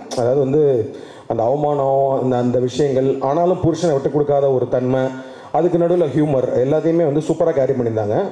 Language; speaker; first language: Tamil; native; Tamil